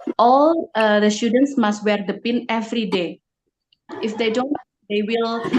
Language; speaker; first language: English; non-native, fluent; Indonesian